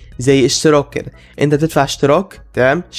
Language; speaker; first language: Arabic; native; Arabic